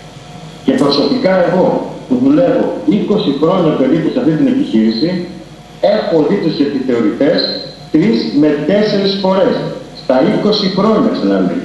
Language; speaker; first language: Greek; native; Greek